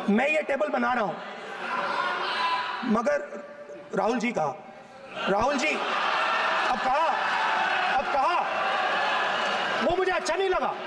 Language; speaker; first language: Hindi; native; Hindi